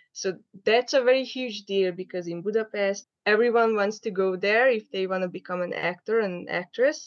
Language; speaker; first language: English; non-native, fluent; Hungarian